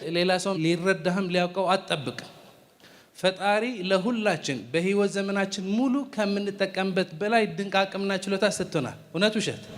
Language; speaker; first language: Amharic; non-native, fluent; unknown